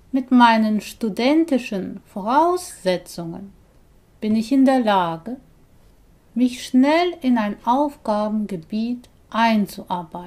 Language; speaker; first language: German; non-native, fluent; Persian